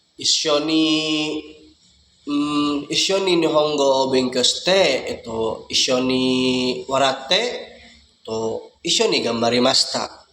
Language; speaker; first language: Japanese; non-native, learner; Indonesian